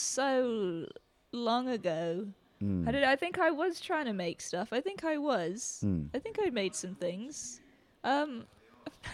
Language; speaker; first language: English; native; English